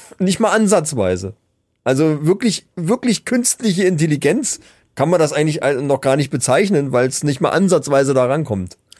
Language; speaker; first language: German; native; German